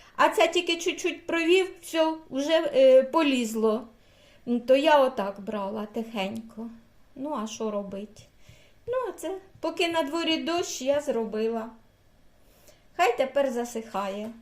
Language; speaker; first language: Ukrainian; native; Ukrainian